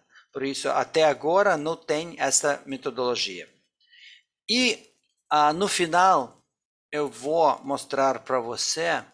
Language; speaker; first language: Portuguese; non-native, fluent; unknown